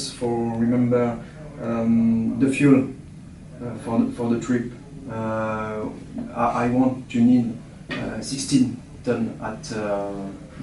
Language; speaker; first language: English; non-native, learner; French